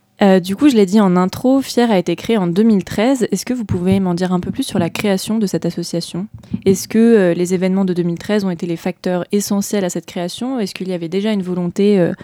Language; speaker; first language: French; native; French